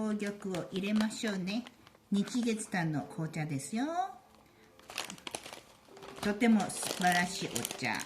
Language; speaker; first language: Japanese; non-native, fluent; Chinese